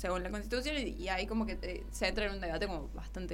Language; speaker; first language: Spanish; native; Spanish